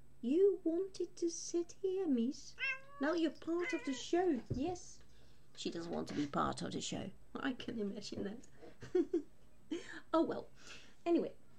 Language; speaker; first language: English; non-native, fluent; Dutch